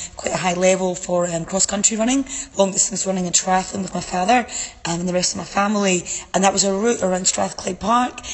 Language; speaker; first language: English; native; English